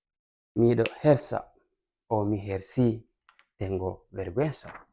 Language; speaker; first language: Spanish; non-native, fluent; Fula